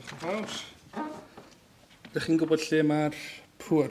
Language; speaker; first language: Welsh; native; Welsh